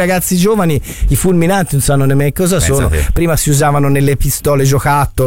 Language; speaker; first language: Italian; native; Italian